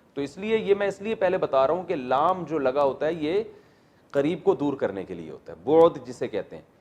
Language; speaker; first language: Urdu; native; Urdu